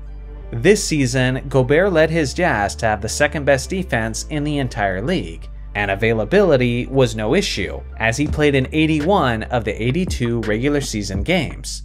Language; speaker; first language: English; native; English